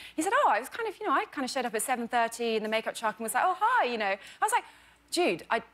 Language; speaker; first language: English; native; English